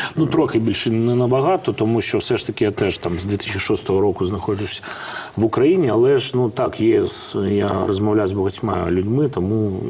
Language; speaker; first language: Ukrainian; non-native, fluent; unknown